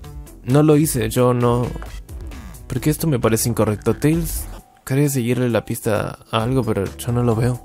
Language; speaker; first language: Spanish; native; Spanish